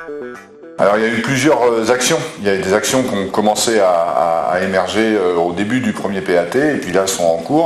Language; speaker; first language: French; native; French